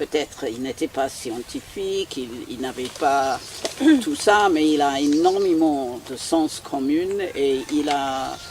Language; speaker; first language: French; non-native, fluent; English